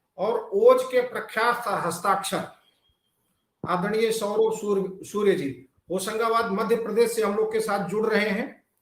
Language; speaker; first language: Hindi; native; Hindi